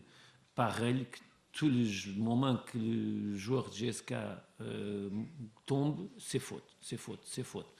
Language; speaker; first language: French; non-native, learner; Portuguese